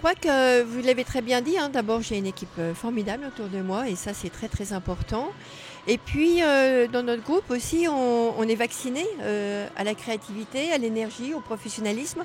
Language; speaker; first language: French; native; French